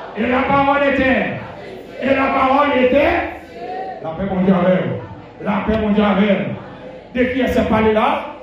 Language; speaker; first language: French; non-native, local second language; Haitian Creole